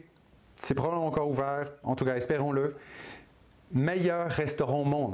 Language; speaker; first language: French; native; French